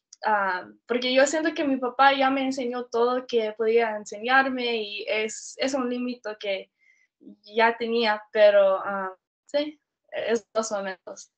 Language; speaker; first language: Spanish; early bilingual, heritage; Spanish